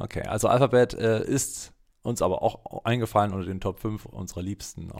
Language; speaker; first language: German; native; German